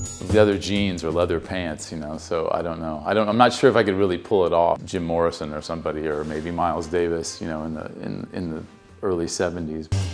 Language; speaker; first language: English; native; English